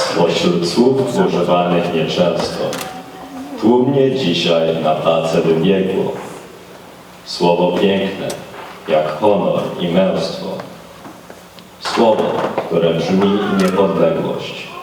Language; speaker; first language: Polish; early bilingual, heritage; Polish